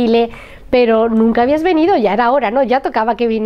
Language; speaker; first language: Spanish; native; Spanish